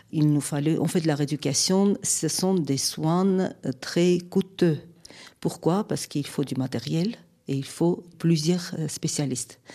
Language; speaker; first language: French; non-native, fluent; Armenian